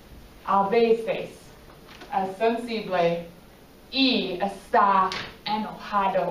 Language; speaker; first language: Spanish; non-native, fluent; English